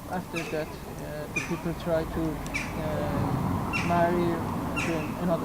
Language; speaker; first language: English; non-native, learner; Persian